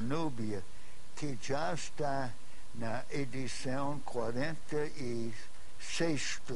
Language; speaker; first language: Portuguese; non-native, fluent; English